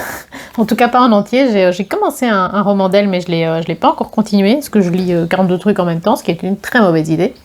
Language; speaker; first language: French; native; French